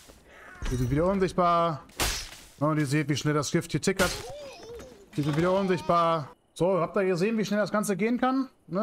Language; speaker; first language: German; native; German